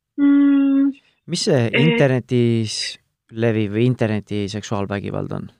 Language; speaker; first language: Estonian; native; Estonian